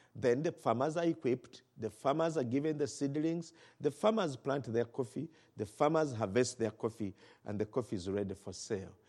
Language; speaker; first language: English; non-native, local second language; Ganda